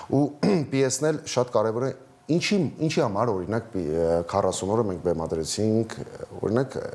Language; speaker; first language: Armenian; native; Armenian